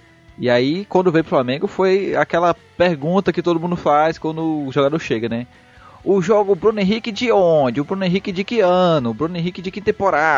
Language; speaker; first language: Portuguese; native; Portuguese